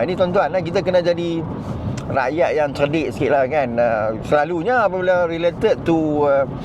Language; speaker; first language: Malay; native; Malay